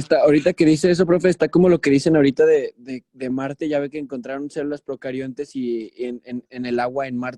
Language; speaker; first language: Spanish; native; Spanish